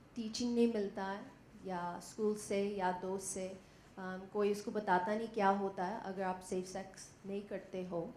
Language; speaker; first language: Hindi; non-native, learner; English